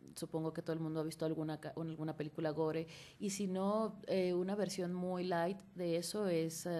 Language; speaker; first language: Spanish; native; Spanish